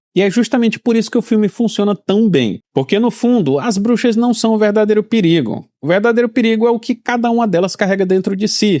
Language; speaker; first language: Portuguese; native; Portuguese